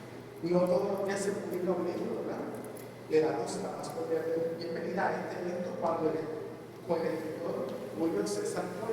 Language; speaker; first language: Spanish; native; Spanish